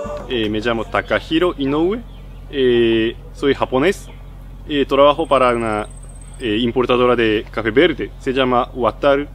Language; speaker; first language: Spanish; non-native, fluent; Japanese